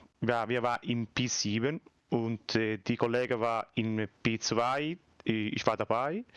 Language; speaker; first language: German; non-native, learner; Italian